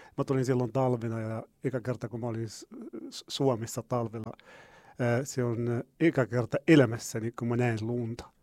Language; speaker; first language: Finnish; non-native, fluent; Arabic